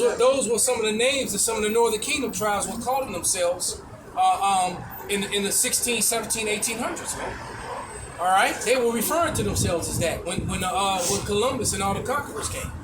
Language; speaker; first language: English; native; English